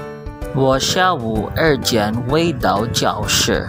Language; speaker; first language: Chinese; non-native, learner; Filipino